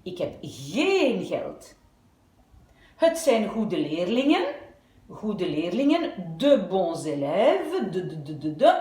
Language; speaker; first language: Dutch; non-native, fluent; French